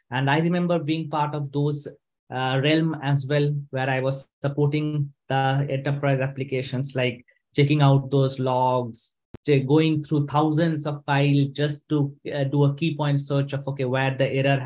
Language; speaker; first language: English; non-native, local second language; Bangla